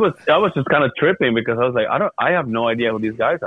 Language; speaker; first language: English; non-native, fluent; Spanish